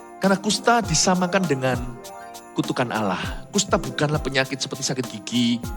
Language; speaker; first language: Indonesian; native; Indonesian